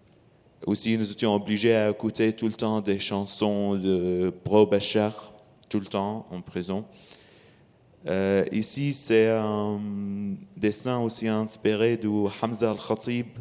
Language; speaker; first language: French; non-native, learner; Arabic